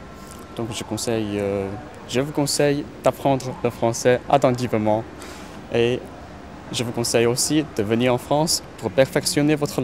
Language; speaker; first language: French; non-native, fluent; Chinese